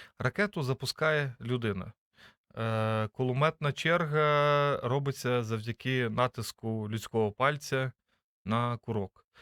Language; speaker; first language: Ukrainian; native; Ukrainian